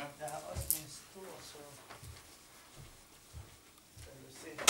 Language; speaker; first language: Danish; non-native, learner; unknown